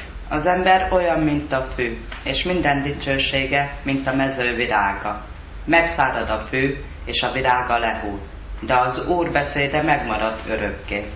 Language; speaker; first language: Hungarian; native; Hungarian